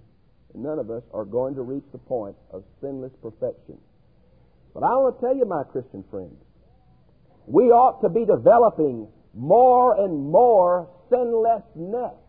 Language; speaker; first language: English; native; English